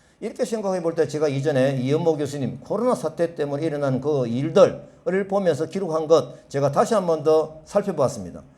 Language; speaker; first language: Korean; native; Korean